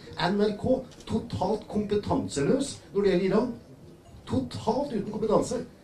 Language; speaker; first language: Norwegian; native; Norwegian